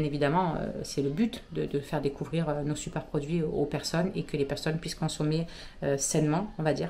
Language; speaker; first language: French; native; French